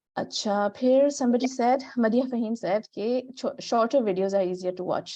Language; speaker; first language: Urdu; native; Urdu